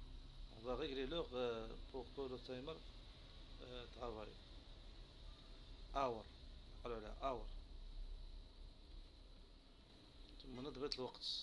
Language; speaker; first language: French; non-native, local second language; Arabic